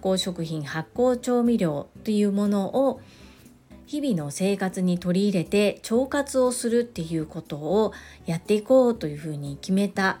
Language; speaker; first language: Japanese; native; Japanese